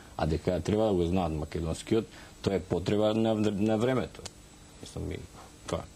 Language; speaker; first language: Macedonian; non-native, local second language; Albanian